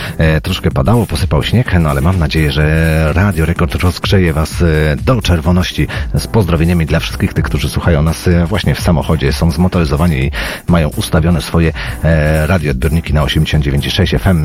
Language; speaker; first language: Polish; native; Polish